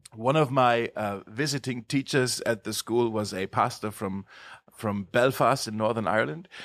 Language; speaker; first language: English; non-native, fluent; German